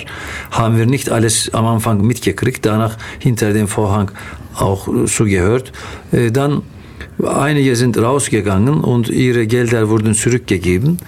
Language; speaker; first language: German; non-native, fluent; Turkish